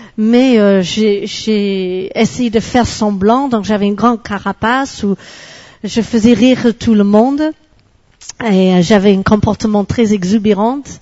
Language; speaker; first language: French; non-native, fluent; English